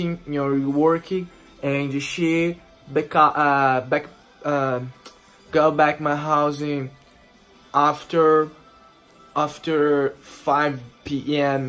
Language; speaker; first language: English; non-native, learner; Portuguese